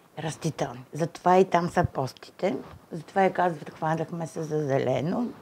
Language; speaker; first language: Bulgarian; native; Bulgarian